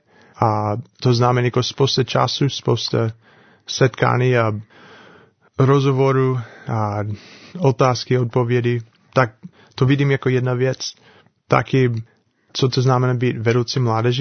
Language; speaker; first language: Czech; non-native, learner; English